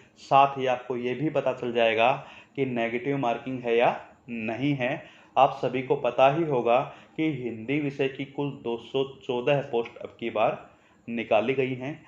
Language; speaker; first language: Hindi; native; Hindi